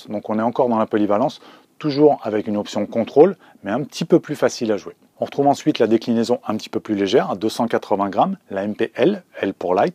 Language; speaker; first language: French; native; French